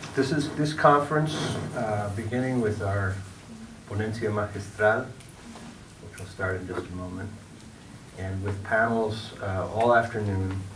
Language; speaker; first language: English; native; English